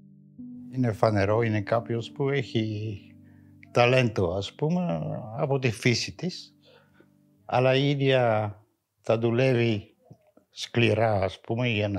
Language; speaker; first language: Greek; non-native, fluent; French